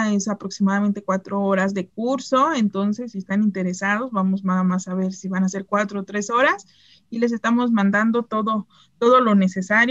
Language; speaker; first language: Spanish; native; Spanish